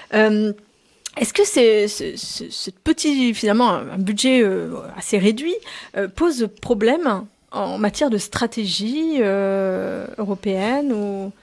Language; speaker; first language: French; native; French